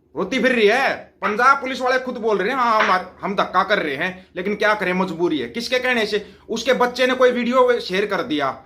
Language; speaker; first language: Hindi; non-native, local second language; Punjabi